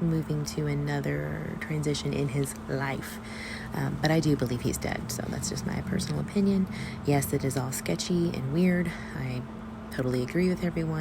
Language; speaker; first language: English; native; English